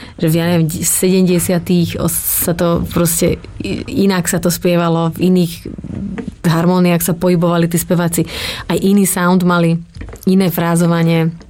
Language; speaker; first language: Slovak; native; Slovak